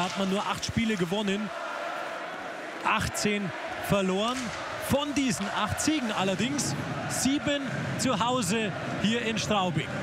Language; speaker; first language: German; native; German